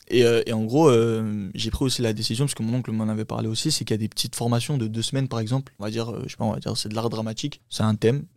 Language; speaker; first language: French; early bilingual, other home language; Turkish